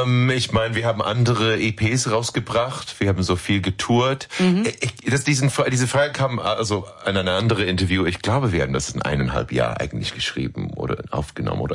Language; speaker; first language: German; non-native, learner; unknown